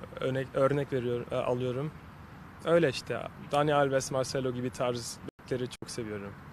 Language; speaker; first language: Turkish; early bilingual, heritage; Turkish